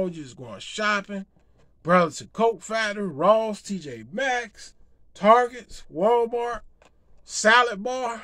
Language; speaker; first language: English; native; English